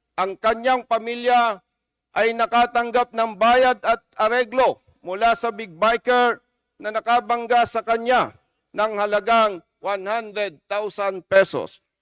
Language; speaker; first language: Filipino; native; Filipino